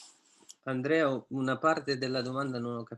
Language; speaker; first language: Italian; non-native, fluent; Persian